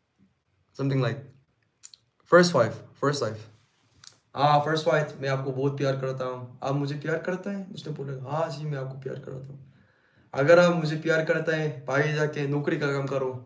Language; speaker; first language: Hindi; non-native, learner; Korean